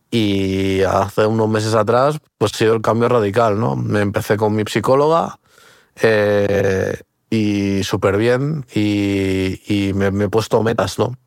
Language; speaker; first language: Spanish; early bilingual, other home language; Portuguese